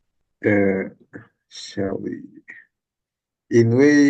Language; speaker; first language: Chinese; non-native, learner; Indonesian